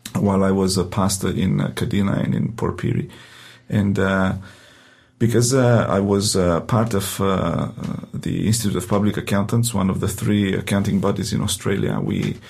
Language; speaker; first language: English; non-native, fluent; Romanian